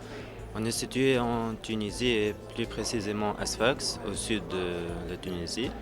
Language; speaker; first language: French; non-native, local second language; Arabic